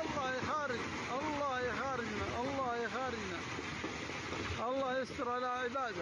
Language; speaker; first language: Arabic; native; Arabic